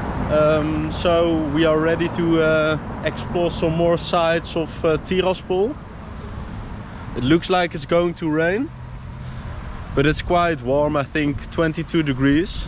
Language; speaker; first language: English; non-native, fluent; Dutch